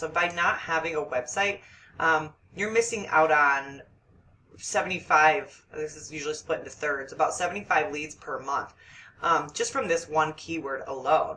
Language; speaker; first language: English; native; English